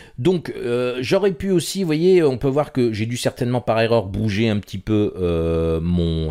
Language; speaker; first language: French; native; French